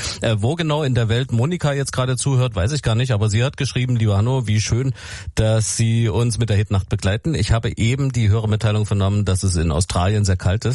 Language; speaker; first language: German; native; German